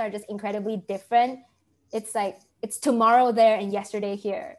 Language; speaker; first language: English; non-native, local second language; Malay